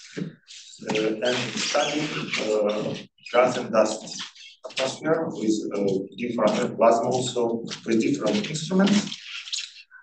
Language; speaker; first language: English; non-native, fluent; Russian